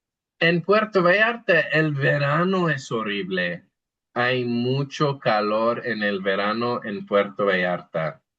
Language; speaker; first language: Spanish; non-native, fluent; English